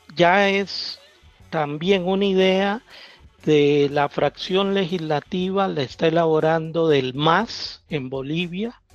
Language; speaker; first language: Spanish; native; Spanish